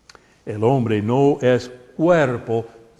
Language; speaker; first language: Spanish; non-native, fluent; English